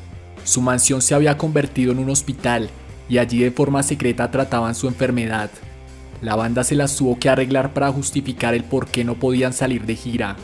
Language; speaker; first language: Spanish; native; Spanish